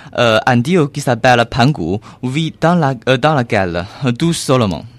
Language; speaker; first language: French; non-native, learner; Chinese